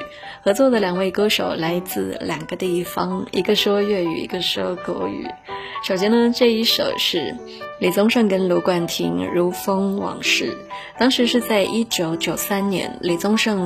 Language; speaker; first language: Chinese; native; Chinese